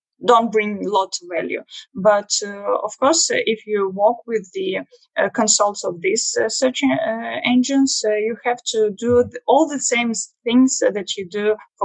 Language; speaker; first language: English; non-native, learner; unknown